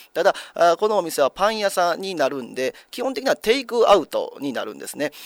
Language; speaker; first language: Japanese; native; Japanese